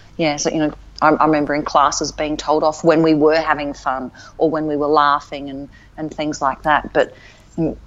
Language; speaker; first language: English; native; English